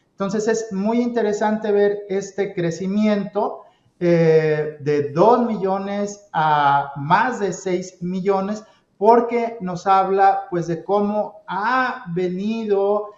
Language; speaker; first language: Spanish; native; Spanish